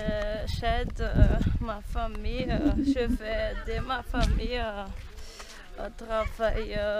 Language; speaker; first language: French; non-native, local second language; Malagasy